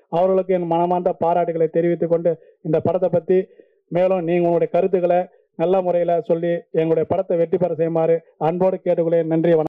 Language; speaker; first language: Tamil; native; Tamil